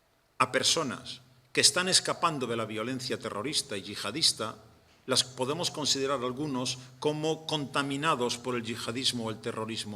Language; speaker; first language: Spanish; native; Spanish